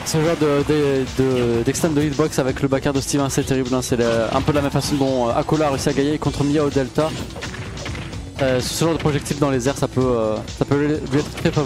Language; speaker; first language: French; native; French